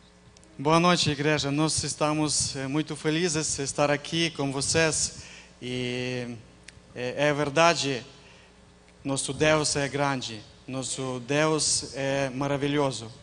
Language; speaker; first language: Portuguese; non-native, learner; Ukrainian